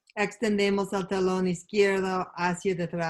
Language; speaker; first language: Spanish; non-native, learner; English